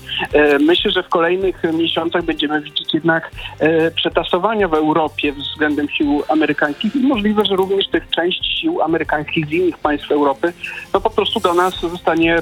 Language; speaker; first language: Polish; native; Polish